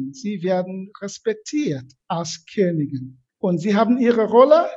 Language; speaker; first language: German; non-native, fluent; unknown